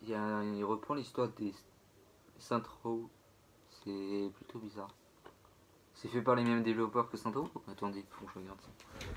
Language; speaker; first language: French; native; French